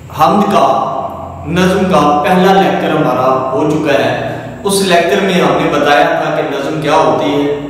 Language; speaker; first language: Urdu; native; Urdu